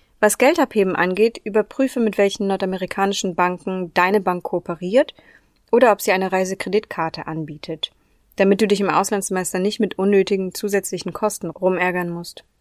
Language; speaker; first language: German; native; German